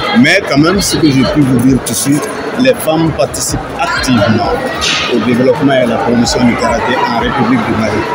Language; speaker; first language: French; non-native, local second language; Bambara